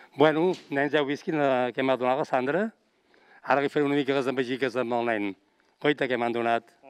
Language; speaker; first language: Catalan; native; Catalan